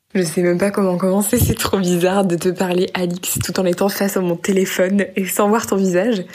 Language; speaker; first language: French; native; French